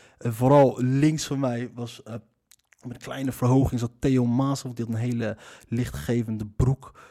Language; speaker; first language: Dutch; early bilingual, other home language; Riffian